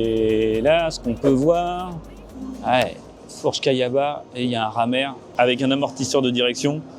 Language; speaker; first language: French; native; French